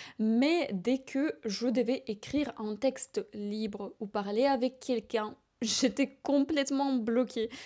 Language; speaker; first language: French; non-native, fluent; Ukrainian